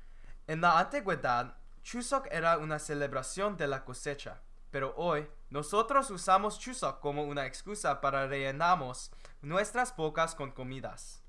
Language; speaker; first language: Spanish; non-native, learner; English